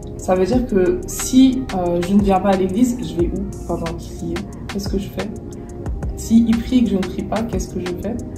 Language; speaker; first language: French; native; French